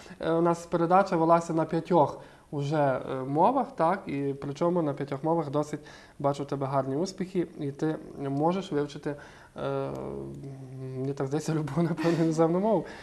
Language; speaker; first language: Ukrainian; native; Ukrainian